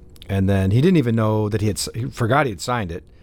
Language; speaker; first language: English; native; English